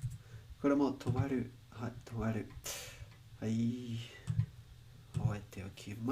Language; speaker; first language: Japanese; non-native, learner; Spanish